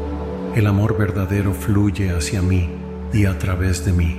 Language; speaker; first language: Spanish; native; Spanish